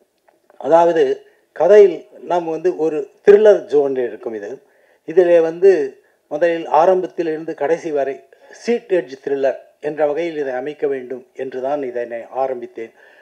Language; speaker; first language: Tamil; native; Tamil